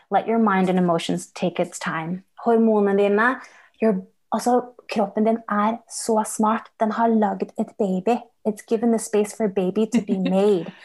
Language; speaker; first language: English; early bilingual, other home language; Norwegian